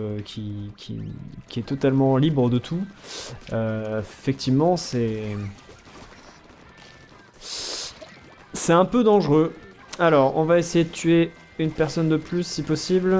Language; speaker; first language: French; native; French